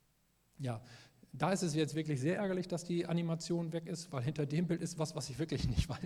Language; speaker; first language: German; native; German